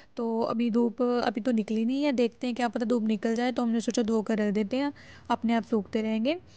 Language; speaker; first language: Hindi; non-native, local second language; Punjabi